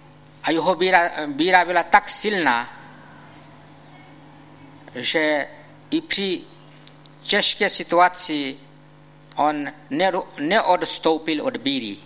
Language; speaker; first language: Czech; non-native, fluent; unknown